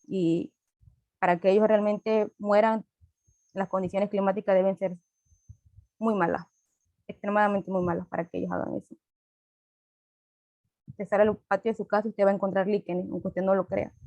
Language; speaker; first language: Spanish; native; Spanish